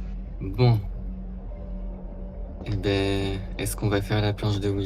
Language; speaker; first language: French; native; French